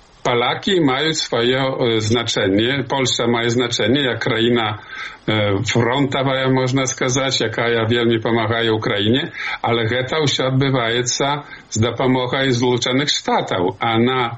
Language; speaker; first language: Polish; non-native, learner; Belarusian